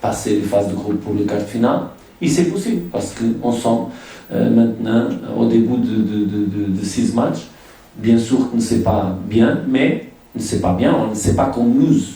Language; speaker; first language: French; non-native, fluent; Portuguese